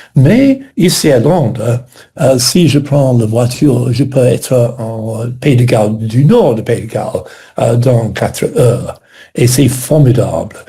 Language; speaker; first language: French; non-native, fluent; English